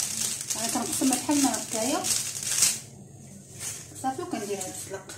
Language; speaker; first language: Arabic; native; Arabic